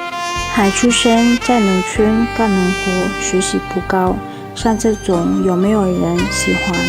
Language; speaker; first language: Chinese; non-native, fluent; Hmong